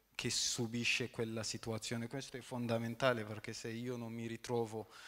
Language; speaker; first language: Italian; non-native, fluent; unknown